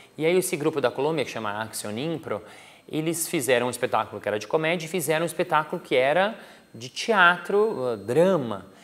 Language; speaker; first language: Portuguese; native; Portuguese